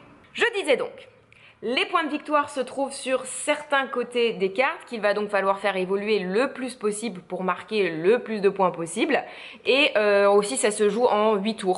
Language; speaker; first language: French; native; French